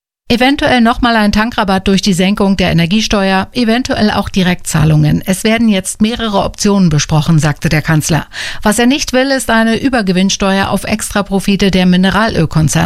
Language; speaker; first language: German; native; German